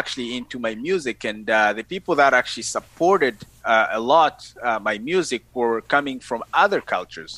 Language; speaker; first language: English; non-native, fluent; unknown